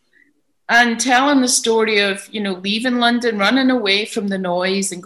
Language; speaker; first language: English; native; English